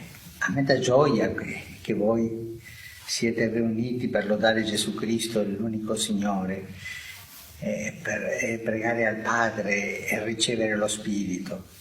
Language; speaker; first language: Italian; non-native, fluent; Spanish